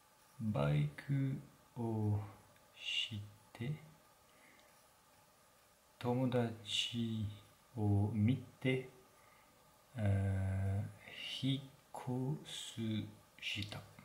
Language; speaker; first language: Japanese; non-native, learner; French